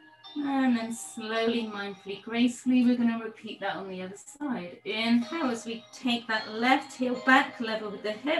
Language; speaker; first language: English; native; English